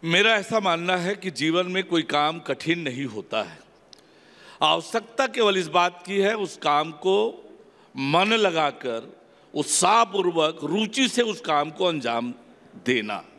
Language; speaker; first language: Hindi; native; Hindi